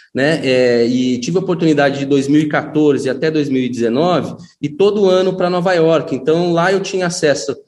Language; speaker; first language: Portuguese; native; Portuguese